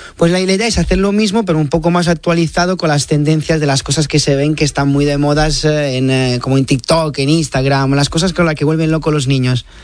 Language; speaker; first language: Spanish; non-native, fluent; Italian